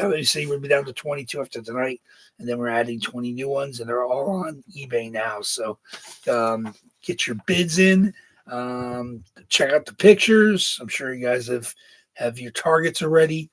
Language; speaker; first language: English; native; English